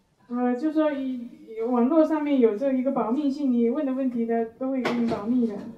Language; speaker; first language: Chinese; native; Chinese